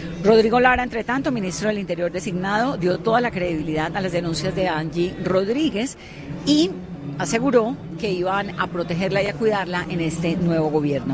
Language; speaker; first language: Spanish; native; Spanish